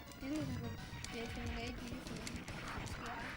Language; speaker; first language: Welsh; non-native, local second language; English